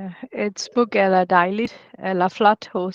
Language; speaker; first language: Danish; non-native, learner; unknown